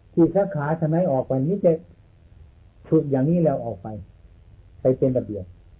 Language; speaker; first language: Thai; native; Thai